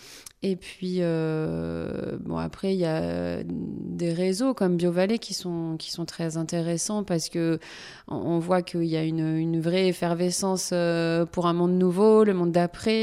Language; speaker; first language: French; native; French